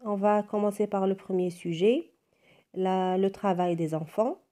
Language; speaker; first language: French; non-native, local second language; Arabic